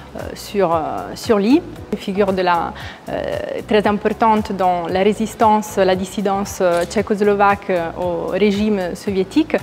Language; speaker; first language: French; non-native, fluent; Italian